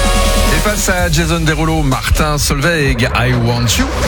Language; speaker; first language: French; native; French